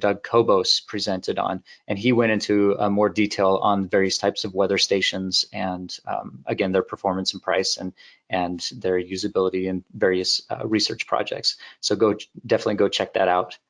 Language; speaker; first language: English; native; English